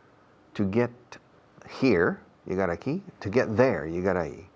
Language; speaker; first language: Spanish; non-native, fluent; English